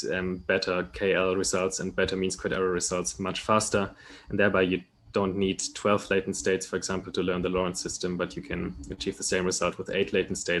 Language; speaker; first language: English; non-native, fluent; German